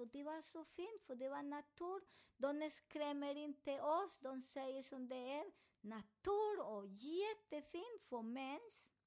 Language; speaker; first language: Swedish; non-native, fluent; Spanish